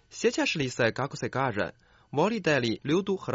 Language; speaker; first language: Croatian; non-native, fluent; Chinese